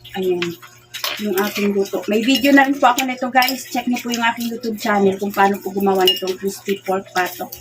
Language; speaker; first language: Filipino; non-native, local second language; Cebuano